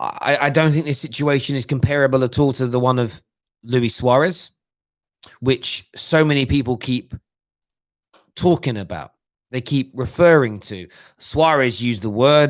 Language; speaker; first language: English; native; English